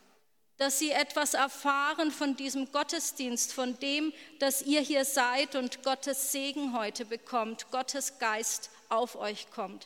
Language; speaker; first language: German; native; German